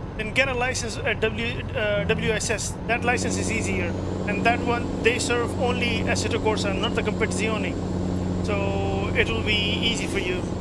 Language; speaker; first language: English; non-native, local second language; Pashto